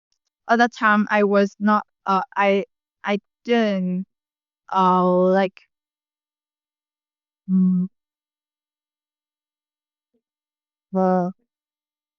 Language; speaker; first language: English; non-native, learner; Vietnamese